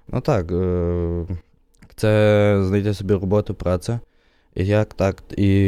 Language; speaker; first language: Polish; non-native, learner; Ukrainian